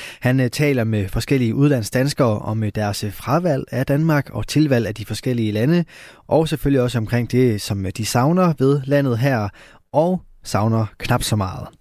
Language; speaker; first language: Danish; native; Danish